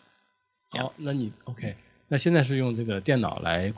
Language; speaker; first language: Chinese; native; Chinese